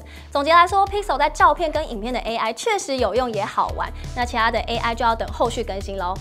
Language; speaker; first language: Chinese; native; Chinese